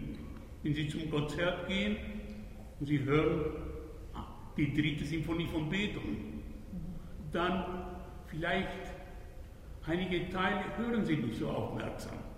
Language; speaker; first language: German; non-native, fluent; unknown